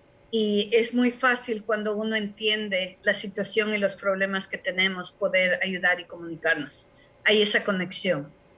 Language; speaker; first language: Spanish; native; Spanish